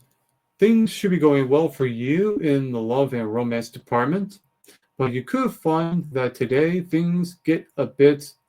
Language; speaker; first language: English; native; English